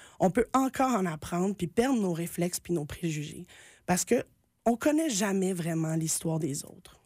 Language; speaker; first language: French; native; French